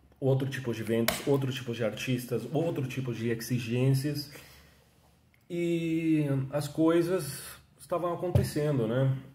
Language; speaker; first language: Portuguese; non-native, fluent; Spanish